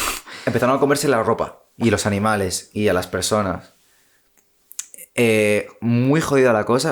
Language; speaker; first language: Spanish; native; Spanish